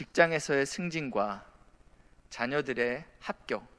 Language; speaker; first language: Korean; native; Korean